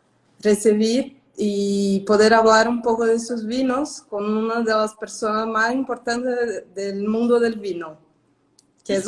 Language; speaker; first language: Spanish; non-native, fluent; Portuguese